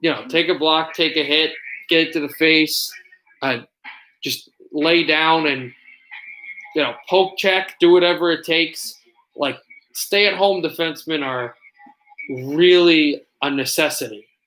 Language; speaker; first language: English; native; English